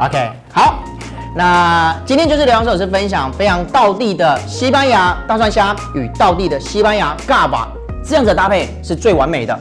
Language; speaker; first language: Chinese; native; Chinese